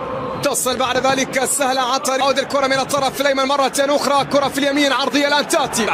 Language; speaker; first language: Arabic; native; Arabic